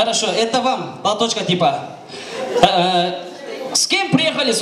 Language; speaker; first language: Russian; non-native, local second language; Kyrgyz